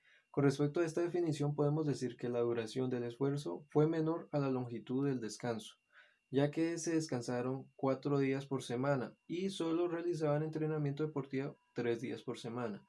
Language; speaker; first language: Spanish; native; Spanish